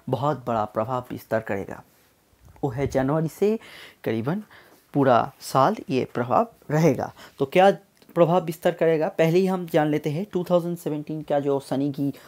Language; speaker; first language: Hindi; non-native, local second language; Bangla